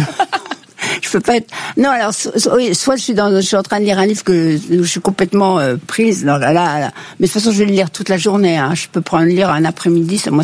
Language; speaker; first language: French; native; French